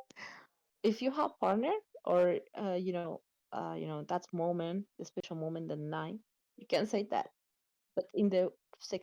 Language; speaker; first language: English; non-native, learner; Spanish